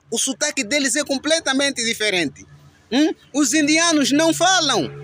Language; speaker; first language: Portuguese; native; Portuguese